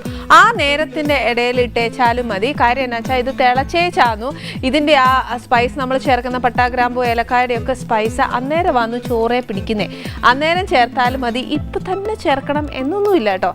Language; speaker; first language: Malayalam; native; Malayalam